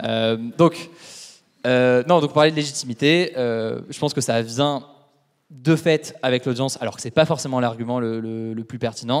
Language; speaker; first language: French; native; French